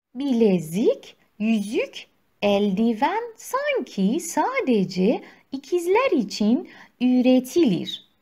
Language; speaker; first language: Turkish; non-native, fluent; Persian